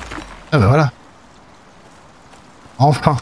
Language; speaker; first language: French; native; French